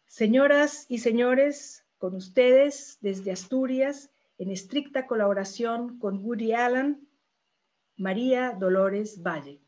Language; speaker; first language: Spanish; native; Spanish